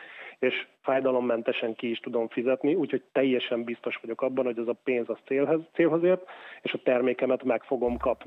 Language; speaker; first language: Hungarian; native; Hungarian